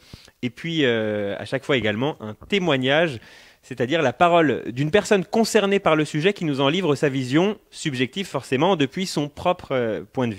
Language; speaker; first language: French; native; French